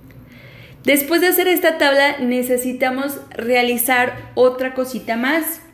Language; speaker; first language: Spanish; native; Spanish